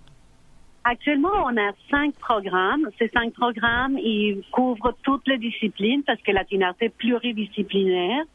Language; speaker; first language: French; non-native, fluent; Spanish